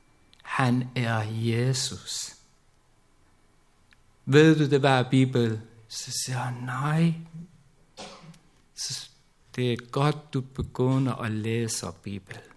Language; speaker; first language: Danish; non-native, learner; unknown